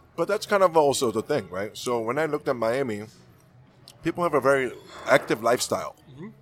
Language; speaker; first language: English; non-native, fluent; Korean